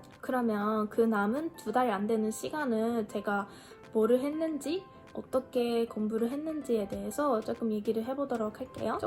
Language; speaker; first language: Korean; non-native, fluent; Japanese